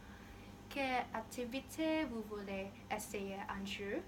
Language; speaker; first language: French; non-native, learner; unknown